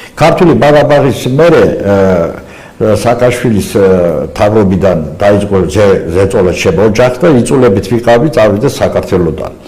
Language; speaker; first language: Georgian; non-native, local second language; Azerbaijani